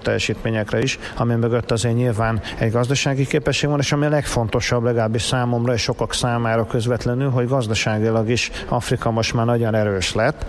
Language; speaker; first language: Hungarian; native; Hungarian